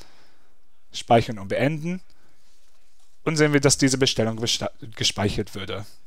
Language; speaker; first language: German; non-native, fluent; English